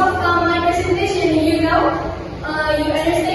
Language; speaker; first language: English; non-native, learner; Indonesian